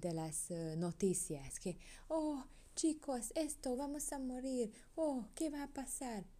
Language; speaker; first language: Spanish; non-native, learner; Hungarian